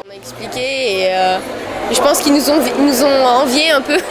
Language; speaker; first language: French; native; French